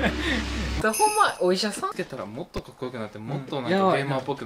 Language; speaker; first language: Japanese; native; Japanese